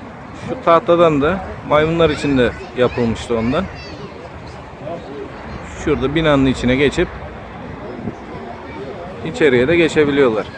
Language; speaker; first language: Turkish; native; Turkish